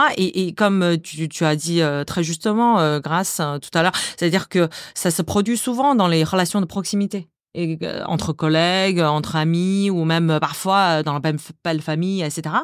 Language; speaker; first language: French; non-native, fluent; Chinese